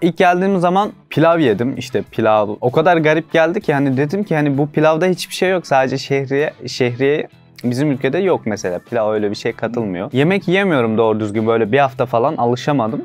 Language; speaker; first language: Turkish; non-native, fluent; Uzbek